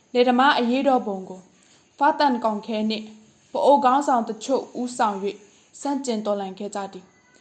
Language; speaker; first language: Burmese; non-native, local second language; Pa'o Karen